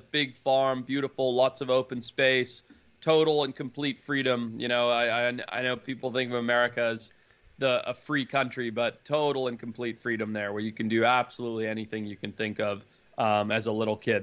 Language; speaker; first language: English; native; English